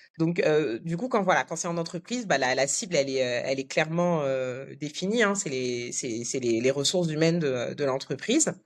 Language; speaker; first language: French; native; French